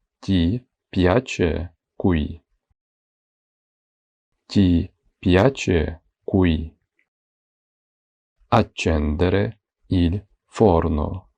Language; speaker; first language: Italian; non-native, fluent; Ukrainian